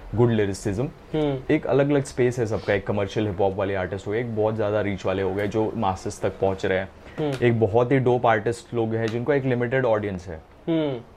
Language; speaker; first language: Hindi; native; Hindi